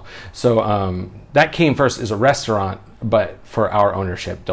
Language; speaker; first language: English; native; English